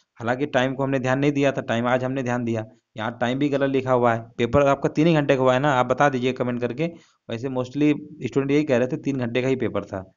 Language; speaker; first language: Hindi; native; Hindi